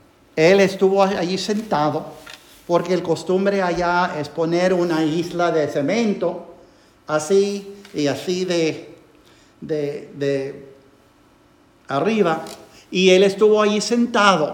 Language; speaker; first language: Spanish; non-native, fluent; English